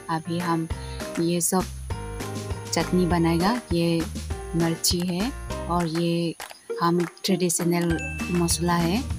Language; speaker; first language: Hindi; non-native, local second language; Karbi